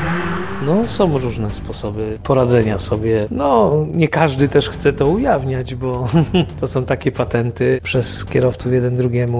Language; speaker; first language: Polish; native; Polish